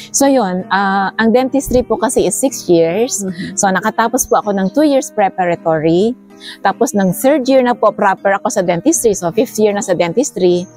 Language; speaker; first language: Filipino; non-native, local second language; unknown